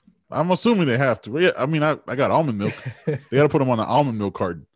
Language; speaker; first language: English; early bilingual, other home language; Spanish